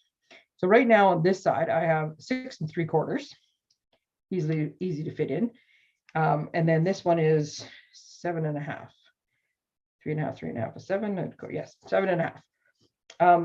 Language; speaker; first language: English; native; English